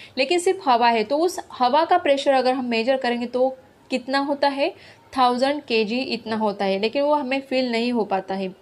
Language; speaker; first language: Hindi; non-native, local second language; Marathi